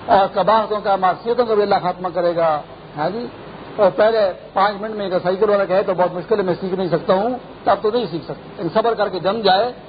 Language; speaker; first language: Urdu; native; Urdu